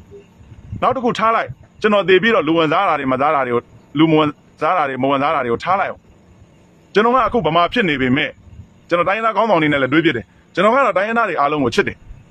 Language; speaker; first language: Burmese; native; Burmese